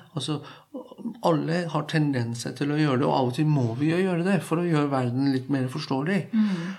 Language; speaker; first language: Norwegian; non-native, fluent; Persian